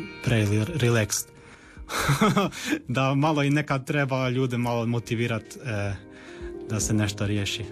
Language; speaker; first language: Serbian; early bilingual, heritage; Croatian